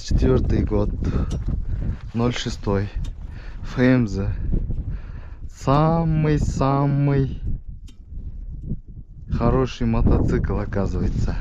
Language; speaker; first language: Russian; non-native, local second language; Kyrgyz